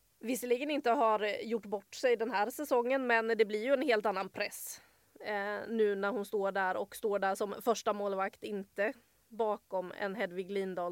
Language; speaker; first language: Swedish; native; Swedish